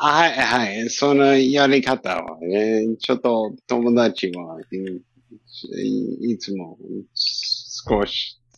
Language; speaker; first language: Japanese; non-native, learner; English